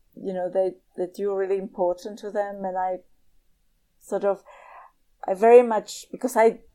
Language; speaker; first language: English; non-native, fluent; Czech